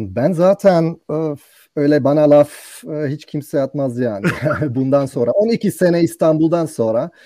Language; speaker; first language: Turkish; non-native, fluent; German